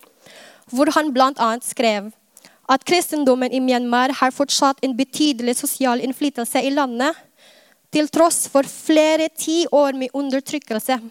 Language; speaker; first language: Norwegian; non-native, fluent; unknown